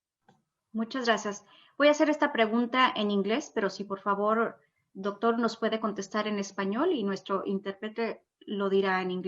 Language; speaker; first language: Spanish; native; Spanish